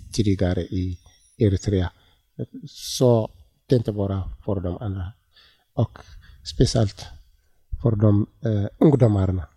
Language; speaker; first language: Swedish; non-native, learner; Tigrinya